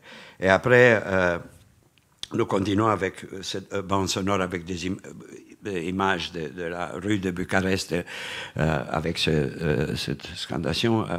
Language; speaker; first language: French; non-native, fluent; Romanian